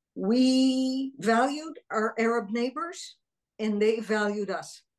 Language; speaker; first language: English; early bilingual, other home language; Hebrew